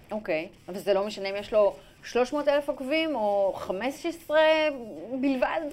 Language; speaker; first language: Hebrew; native; Hebrew